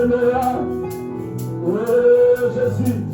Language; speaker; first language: French; non-native, local second language; Lingala